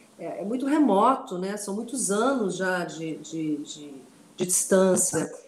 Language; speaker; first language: Portuguese; non-native, local second language; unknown